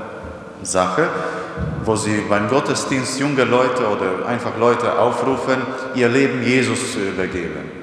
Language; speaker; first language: German; non-native, fluent; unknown